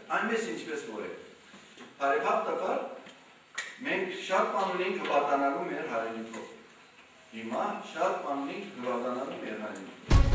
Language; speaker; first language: Armenian; early bilingual, heritage; Armenian